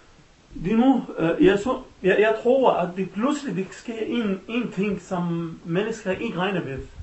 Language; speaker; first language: Danish; non-native, learner; Arabic